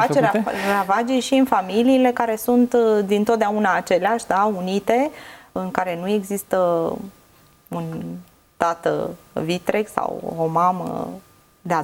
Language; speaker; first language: Romanian; native; Romanian